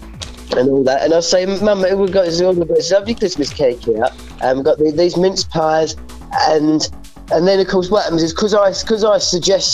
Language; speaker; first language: English; native; English